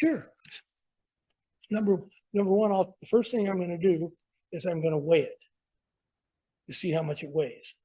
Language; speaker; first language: English; native; English